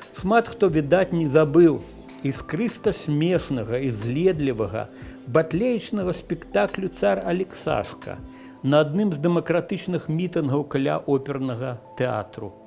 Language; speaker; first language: Belarusian; native; Belarusian